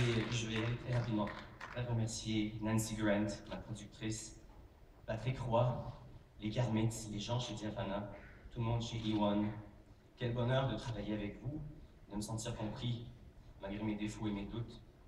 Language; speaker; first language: French; native; French